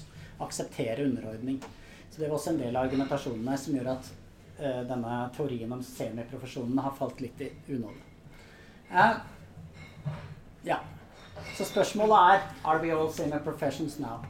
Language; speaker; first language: Norwegian; native; Norwegian